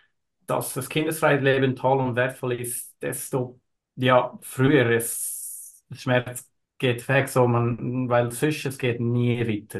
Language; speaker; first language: German; non-native, learner; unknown